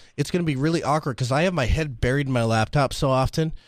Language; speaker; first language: English; native; English